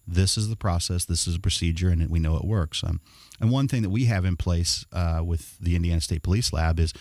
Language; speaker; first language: English; native; English